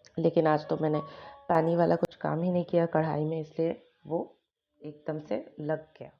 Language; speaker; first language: Hindi; non-native, local second language; Bangla